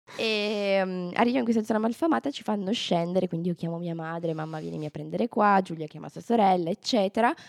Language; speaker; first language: Italian; native; Italian